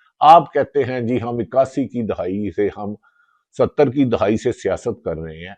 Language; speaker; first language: Urdu; non-native, local second language; Punjabi